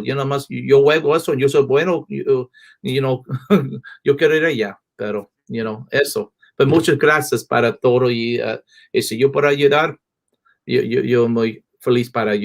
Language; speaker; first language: Spanish; non-native, learner; English